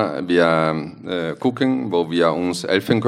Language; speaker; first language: German; non-native, fluent; Italian